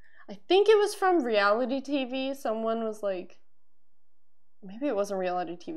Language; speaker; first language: English; native; English